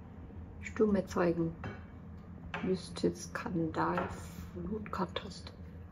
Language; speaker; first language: German; non-native, learner; Korean